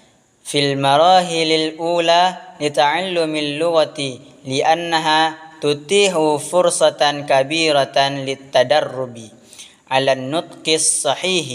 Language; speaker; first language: Arabic; non-native, learner; Indonesian